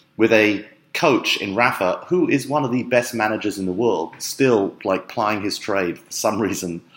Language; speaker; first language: English; native; English